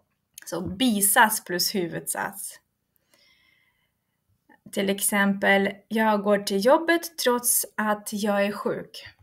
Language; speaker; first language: Swedish; non-native, fluent; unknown